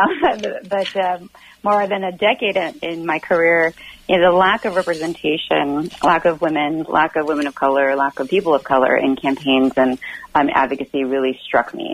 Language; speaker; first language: English; native; English